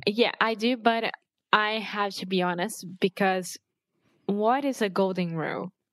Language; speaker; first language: English; non-native, fluent; Portuguese